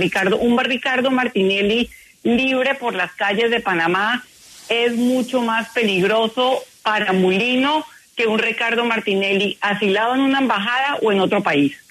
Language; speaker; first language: Spanish; native; Spanish